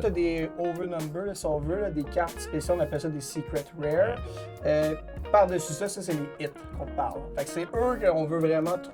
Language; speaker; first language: French; native; French